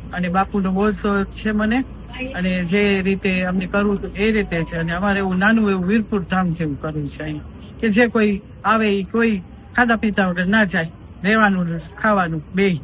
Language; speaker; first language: Gujarati; early bilingual, heritage; Gujarati